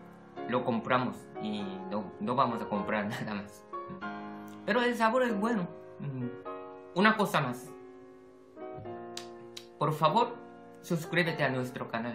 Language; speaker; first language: Spanish; non-native, fluent; Korean